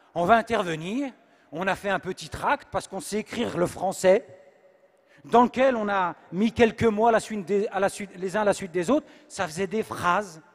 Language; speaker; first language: French; native; French